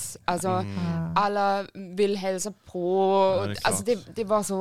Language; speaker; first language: Swedish; non-native, fluent; German